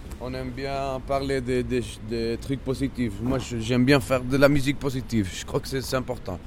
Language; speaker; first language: French; non-native, local second language; Spanish